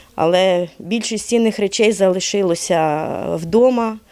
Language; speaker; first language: Ukrainian; native; Ukrainian